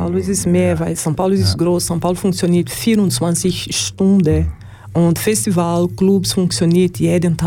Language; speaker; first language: German; non-native, learner; Portuguese